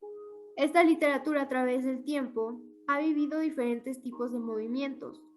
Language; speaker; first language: Spanish; native; Spanish